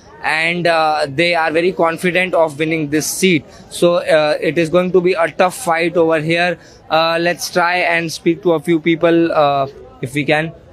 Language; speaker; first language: English; non-native, local second language; Hindi